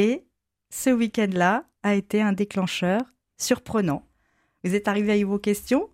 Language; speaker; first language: French; native; French